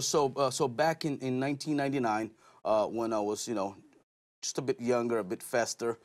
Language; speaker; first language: English; non-native, fluent; Portuguese